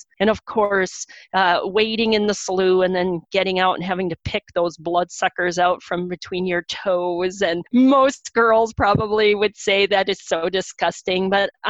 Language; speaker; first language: English; native; English